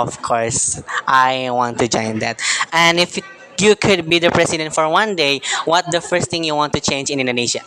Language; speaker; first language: English; non-native, learner; Indonesian